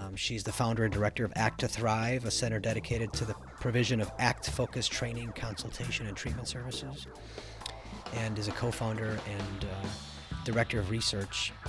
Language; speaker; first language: English; native; English